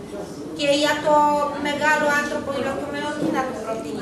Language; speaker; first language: Greek; non-native, learner; Russian